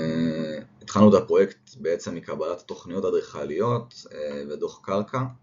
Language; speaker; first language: Hebrew; native; Hebrew